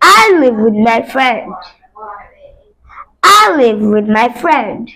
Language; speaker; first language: English; non-native, learner; Bangla